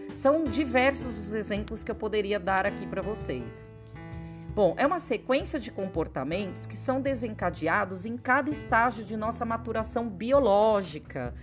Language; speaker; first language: Portuguese; native; Portuguese